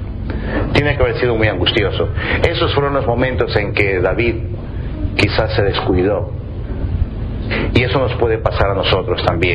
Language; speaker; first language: Spanish; native; Spanish